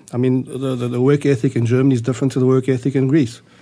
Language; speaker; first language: English; early bilingual, other home language; German